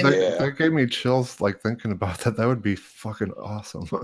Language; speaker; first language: English; native; English